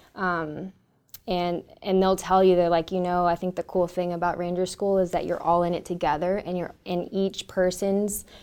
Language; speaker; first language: English; native; English